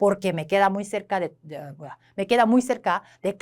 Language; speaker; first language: Spanish; non-native, fluent; Korean